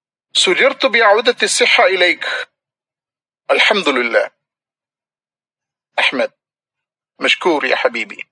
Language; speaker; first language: Arabic; non-native, fluent; Malayalam